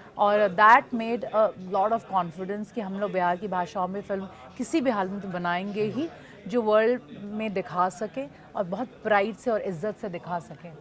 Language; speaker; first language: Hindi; non-native, local second language; Bhojpuri